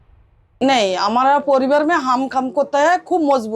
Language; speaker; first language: Hindi; non-native, local second language; Bangla